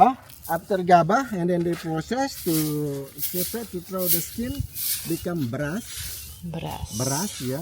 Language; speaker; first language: English; non-native, learner; Indonesian